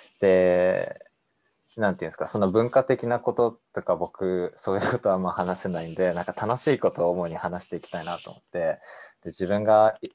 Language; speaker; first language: Japanese; native; Japanese